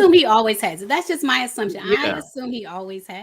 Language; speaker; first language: English; native; English